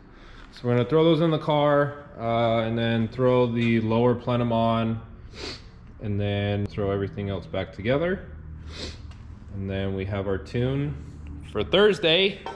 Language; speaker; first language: English; native; English